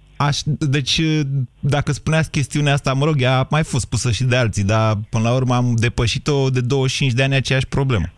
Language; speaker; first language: Romanian; native; Romanian